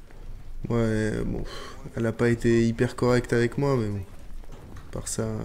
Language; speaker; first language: French; native; French